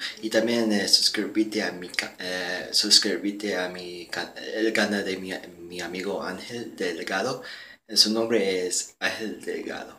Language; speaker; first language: Spanish; early bilingual, heritage; Spanish